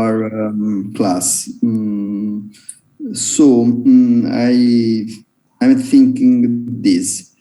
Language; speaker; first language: English; non-native, learner; Italian